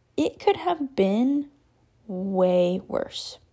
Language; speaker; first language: English; native; English